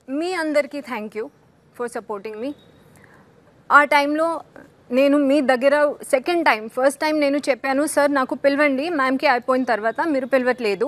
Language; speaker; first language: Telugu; non-native, learner; Hindi